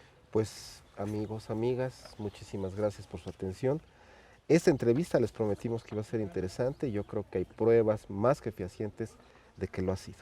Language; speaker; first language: Spanish; native; Spanish